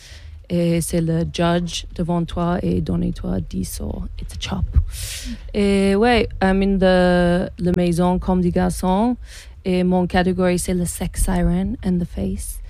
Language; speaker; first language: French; non-native, learner; English